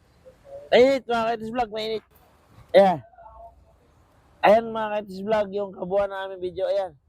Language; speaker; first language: Filipino; non-native, local second language; Cebuano